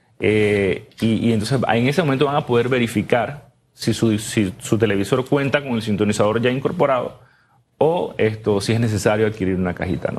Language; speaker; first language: Spanish; native; Spanish